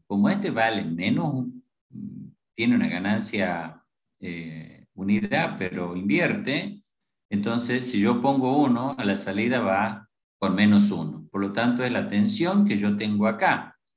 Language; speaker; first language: Spanish; native; Spanish